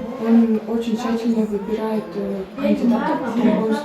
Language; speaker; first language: Russian; non-native, local second language; Kyrgyz